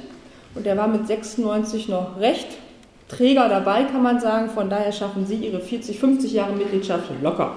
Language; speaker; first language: German; native; German